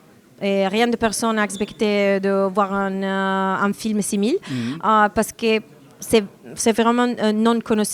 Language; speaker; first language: French; non-native, learner; Italian